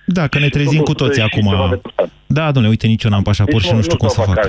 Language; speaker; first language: Romanian; native; Romanian